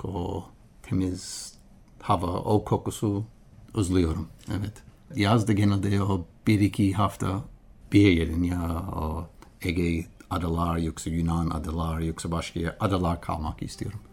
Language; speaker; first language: Turkish; non-native, learner; English